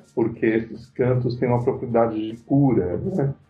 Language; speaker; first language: Portuguese; native; Portuguese